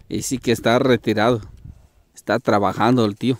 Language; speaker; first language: Spanish; native; Spanish